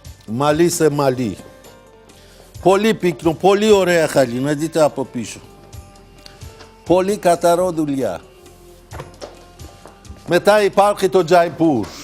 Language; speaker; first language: Greek; non-native, learner; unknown